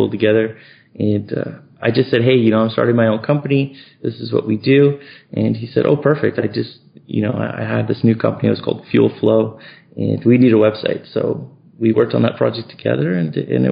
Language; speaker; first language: English; native; English